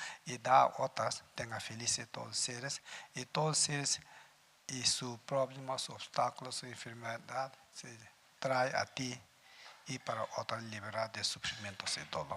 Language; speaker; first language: Spanish; non-native, learner; Tibetan